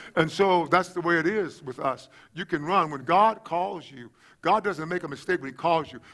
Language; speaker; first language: English; native; English